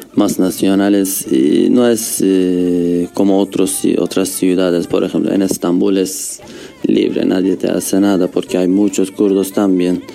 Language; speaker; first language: Spanish; non-native, learner; Turkish